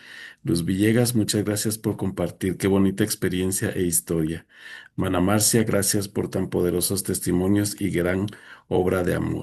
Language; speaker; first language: Spanish; native; Spanish